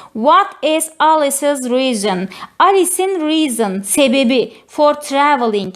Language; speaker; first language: English; non-native, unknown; Turkish